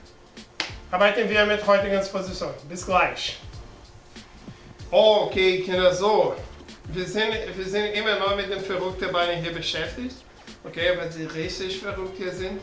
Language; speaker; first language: German; non-native, learner; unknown